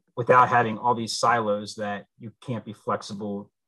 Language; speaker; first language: English; native; English